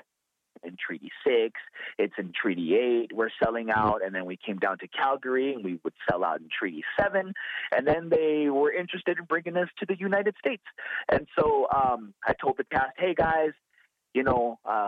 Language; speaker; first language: English; native; English